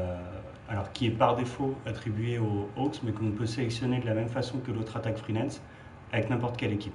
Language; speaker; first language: French; native; French